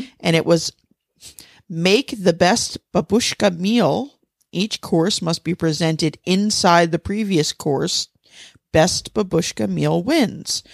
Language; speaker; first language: English; native; English